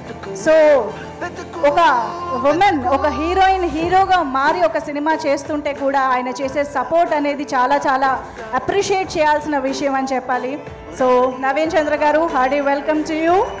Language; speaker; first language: Telugu; native; Telugu